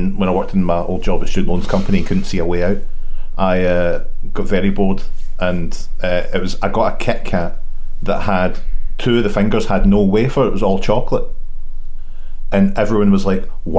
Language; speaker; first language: English; native; English